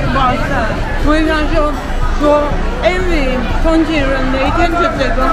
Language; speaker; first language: Chinese; non-native, learner; Armenian